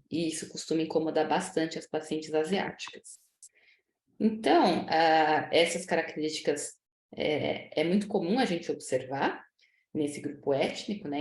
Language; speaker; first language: Portuguese; native; Portuguese